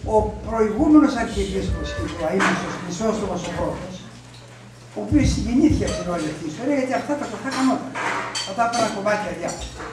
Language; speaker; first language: Greek; native; Greek